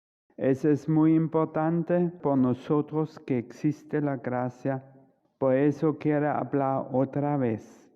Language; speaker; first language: Spanish; non-native, fluent; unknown